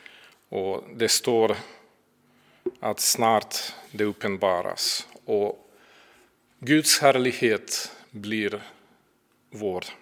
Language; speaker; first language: Swedish; non-native, fluent; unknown